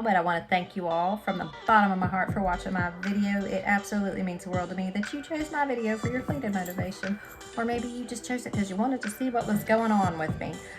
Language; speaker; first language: English; native; English